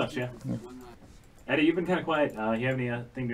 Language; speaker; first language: English; native; English